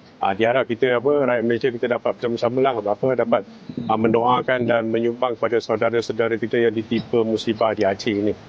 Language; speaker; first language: Malay; native; Malay